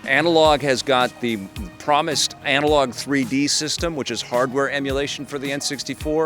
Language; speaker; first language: English; native; English